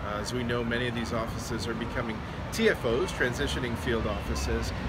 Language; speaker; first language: English; native; English